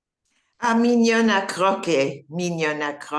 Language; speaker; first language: French; non-native, learner; English